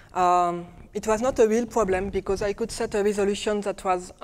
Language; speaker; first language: English; non-native, fluent; French